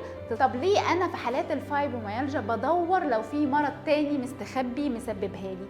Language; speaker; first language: Arabic; native; Arabic